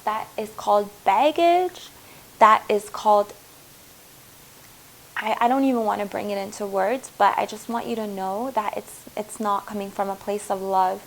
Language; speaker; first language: English; native; English